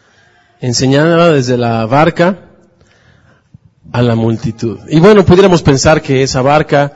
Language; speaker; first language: Spanish; native; Spanish